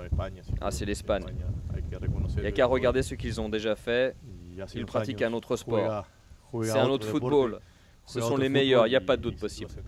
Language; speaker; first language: French; non-native, fluent; Spanish